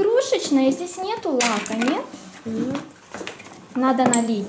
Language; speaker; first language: Russian; native; Russian